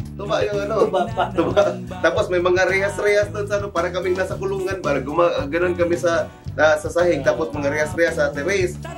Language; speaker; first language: Filipino; non-native, local second language; Cebuano